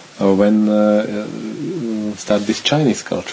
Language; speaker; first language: English; non-native, learner; Slovak